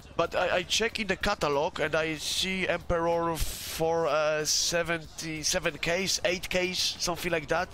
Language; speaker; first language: English; non-native, learner; Polish